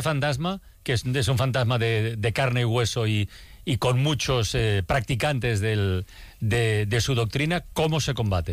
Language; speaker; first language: Spanish; native; Spanish